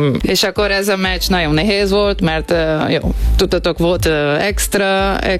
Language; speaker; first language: Hungarian; non-native, learner; Portuguese